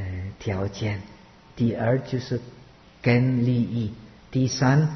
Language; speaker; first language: Chinese; non-native, fluent; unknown